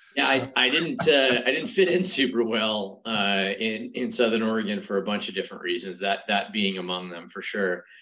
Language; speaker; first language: English; native; English